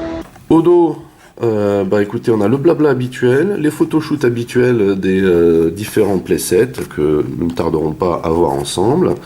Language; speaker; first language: French; native; French